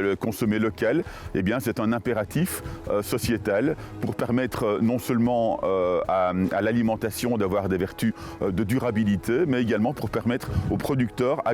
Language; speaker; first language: French; native; French